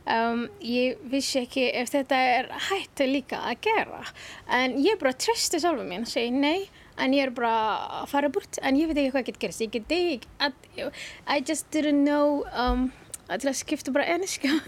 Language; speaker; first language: Icelandic; non-native, learner; Somali